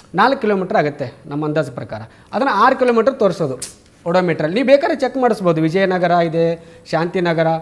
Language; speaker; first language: Kannada; native; Kannada